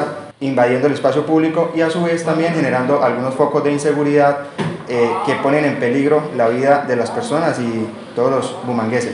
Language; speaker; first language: Spanish; native; Spanish